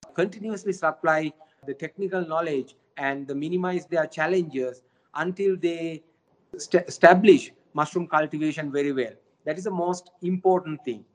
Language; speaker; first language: English; non-native, local second language; Sinhala